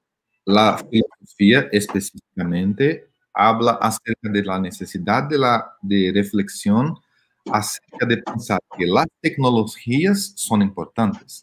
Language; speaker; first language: Spanish; non-native, fluent; Portuguese